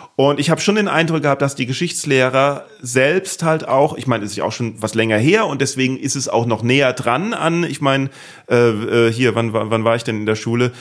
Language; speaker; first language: German; native; German